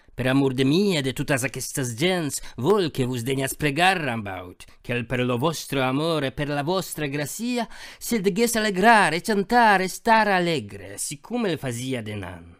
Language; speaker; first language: Occitan; non-native, fluent; Polish